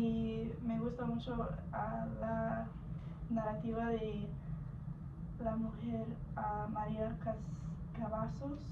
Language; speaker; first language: Spanish; non-native, learner; English